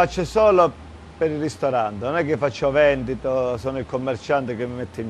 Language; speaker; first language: Italian; native; Italian